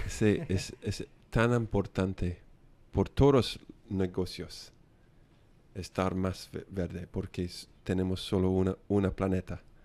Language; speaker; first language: Spanish; non-native, learner; English